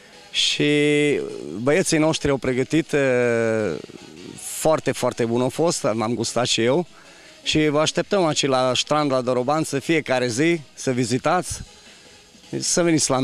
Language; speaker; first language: Romanian; non-native, local second language; Hungarian